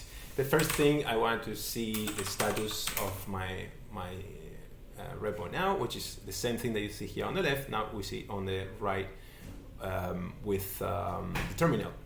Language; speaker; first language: English; non-native, fluent; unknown